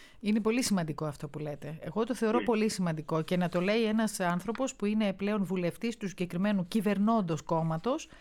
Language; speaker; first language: Greek; native; Greek